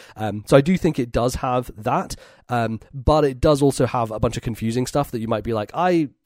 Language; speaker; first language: English; native; English